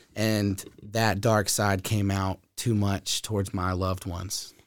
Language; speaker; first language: English; native; English